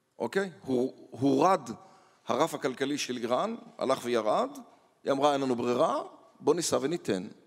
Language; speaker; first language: Hebrew; native; Hebrew